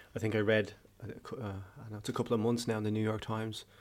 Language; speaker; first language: English; native; English